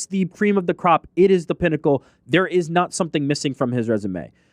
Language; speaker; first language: English; native; English